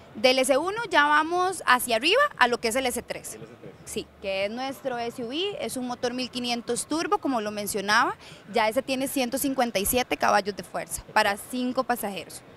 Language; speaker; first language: Spanish; native; Spanish